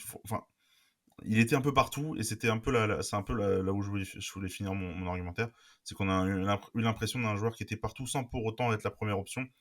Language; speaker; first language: French; native; French